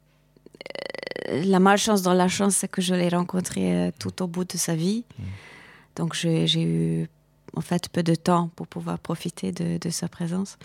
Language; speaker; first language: French; non-native, fluent; Hungarian